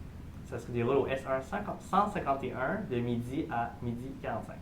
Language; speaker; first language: French; native; French